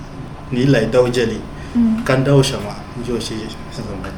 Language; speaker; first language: Chinese; non-native, fluent; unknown